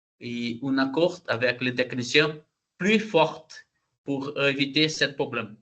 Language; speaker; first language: French; non-native, learner; Portuguese